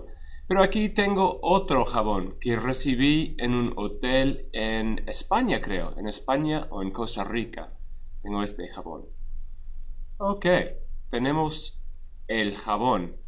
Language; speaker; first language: Spanish; non-native, fluent; English